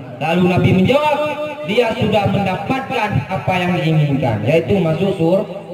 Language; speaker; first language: Indonesian; non-native, local second language; Achinese